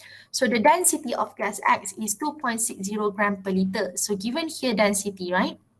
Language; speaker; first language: English; non-native, local second language; Malay